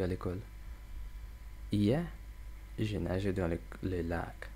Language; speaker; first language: French; non-native, learner; English